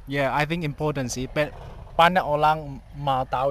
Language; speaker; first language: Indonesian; non-native, learner; Chinese